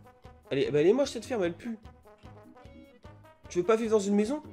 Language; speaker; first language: French; native; French